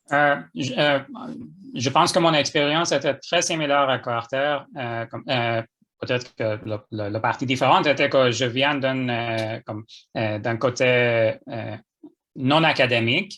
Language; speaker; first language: French; non-native, fluent; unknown